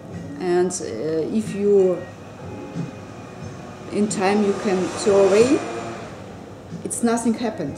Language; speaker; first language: English; non-native, learner; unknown